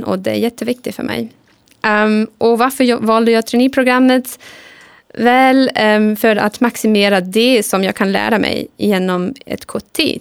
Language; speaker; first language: Swedish; non-native, fluent; German